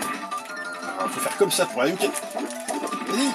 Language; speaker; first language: French; native; French